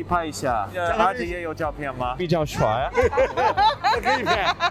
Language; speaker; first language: Chinese; non-native, learner; English